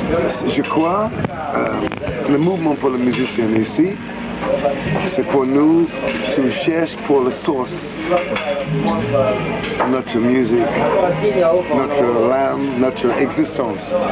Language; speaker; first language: French; non-native, learner; English